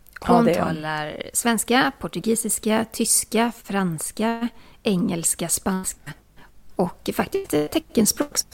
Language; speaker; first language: Swedish; native; Swedish